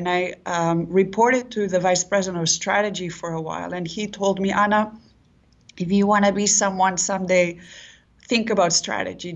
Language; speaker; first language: English; non-native, fluent; Catalan